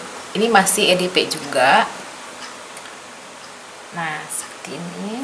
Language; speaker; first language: Indonesian; native; Indonesian